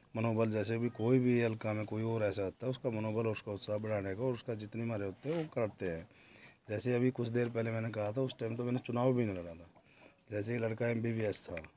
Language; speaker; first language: Hindi; native; Hindi